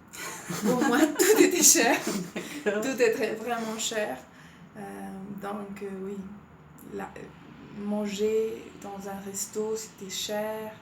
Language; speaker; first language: French; non-native, fluent; Spanish